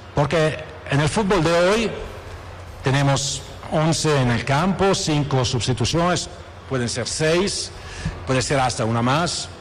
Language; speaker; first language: Spanish; non-native, fluent; Italian